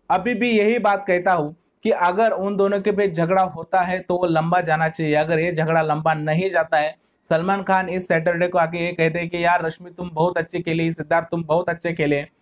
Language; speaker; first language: Hindi; non-native, local second language; Marathi